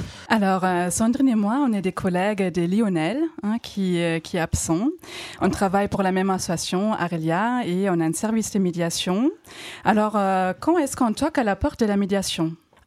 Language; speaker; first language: French; non-native, fluent; German